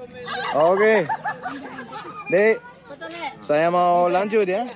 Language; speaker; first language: Indonesian; non-native, learner; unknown